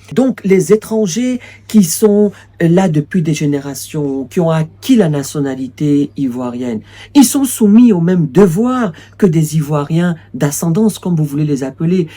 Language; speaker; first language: French; native; French